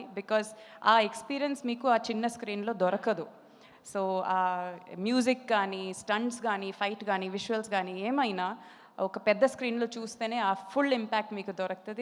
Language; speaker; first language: Telugu; non-native, fluent; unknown